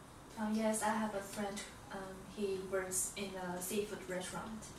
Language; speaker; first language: English; non-native, learner; Chinese